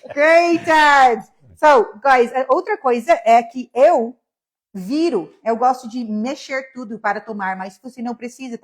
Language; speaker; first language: Portuguese; non-native, fluent; English